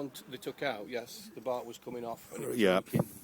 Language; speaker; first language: English; native; English